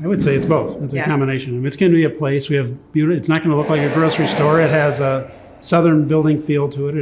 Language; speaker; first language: English; native; English